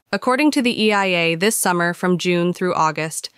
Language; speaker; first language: English; native; English